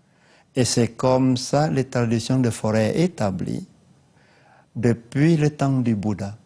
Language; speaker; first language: French; non-native, learner; Lao